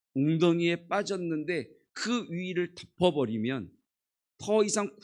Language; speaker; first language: Korean; native; Korean